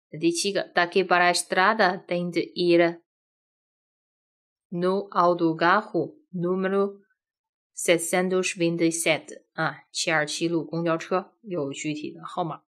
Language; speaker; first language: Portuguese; non-native, fluent; Chinese